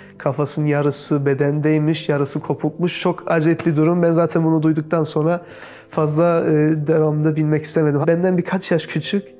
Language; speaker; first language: Turkish; early bilingual, heritage; Turkish